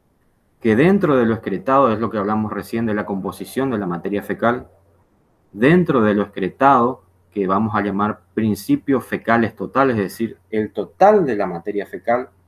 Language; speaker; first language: Spanish; native; Spanish